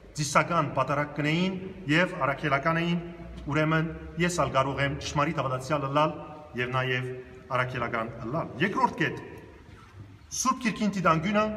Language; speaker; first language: Armenian; early bilingual, heritage; Armenian